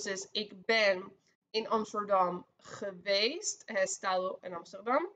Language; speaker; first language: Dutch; non-native, fluent; Spanish